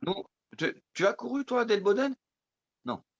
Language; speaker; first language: French; native; French